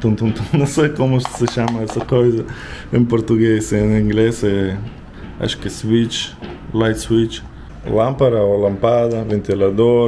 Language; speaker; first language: Portuguese; non-native, learner; Russian